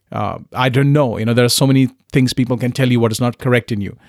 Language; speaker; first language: English; non-native, local second language; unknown